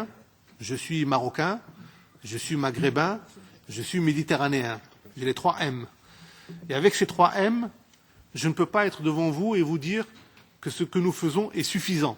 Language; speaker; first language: French; non-native, local second language; Arabic